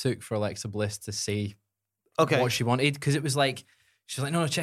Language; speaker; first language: English; native; English